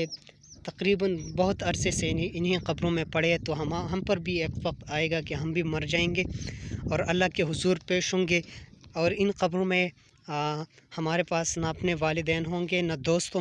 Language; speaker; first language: Urdu; non-native, local second language; Pashto